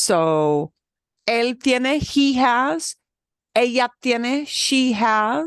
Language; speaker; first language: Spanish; non-native, fluent; English